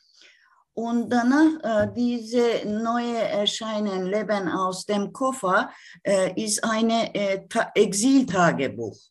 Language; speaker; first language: German; non-native, learner; Turkish